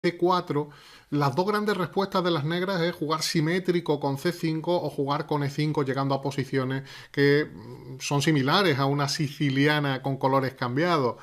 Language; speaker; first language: Spanish; native; Spanish